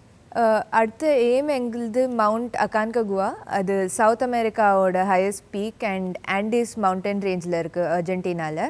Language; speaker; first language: Tamil; early bilingual, heritage; Tamil